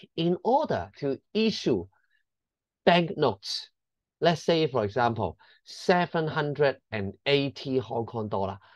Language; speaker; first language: English; non-native, local second language; Cantonese